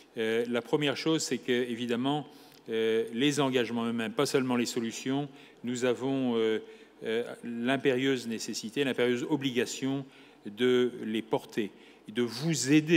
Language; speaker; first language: French; native; French